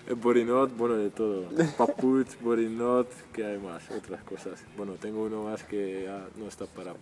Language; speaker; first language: Spanish; non-native, fluent; Dutch